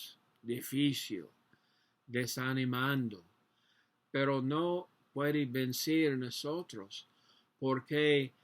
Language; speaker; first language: Spanish; non-native, learner; English